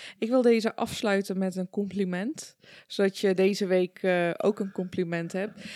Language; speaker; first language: Dutch; early bilingual, other home language; Persian